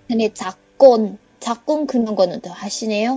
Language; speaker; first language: Korean; non-native, learner; Chinese